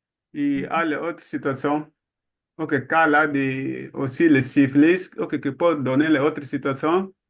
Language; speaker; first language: French; non-native, learner; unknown